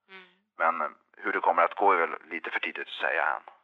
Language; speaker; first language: Swedish; native; Swedish